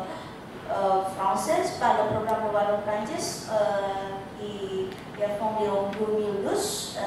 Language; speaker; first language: French; non-native, fluent; Indonesian